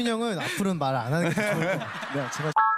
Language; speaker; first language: Korean; native; Korean